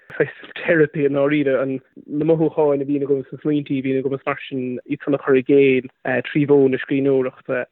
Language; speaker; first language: Irish; non-native, local second language; English